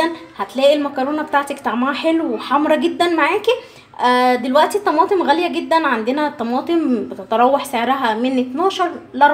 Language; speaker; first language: Arabic; native; Arabic